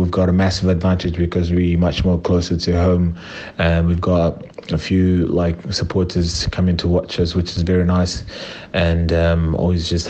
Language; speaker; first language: English; non-native, local second language; Shona